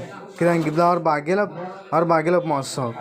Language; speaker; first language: Arabic; native; Arabic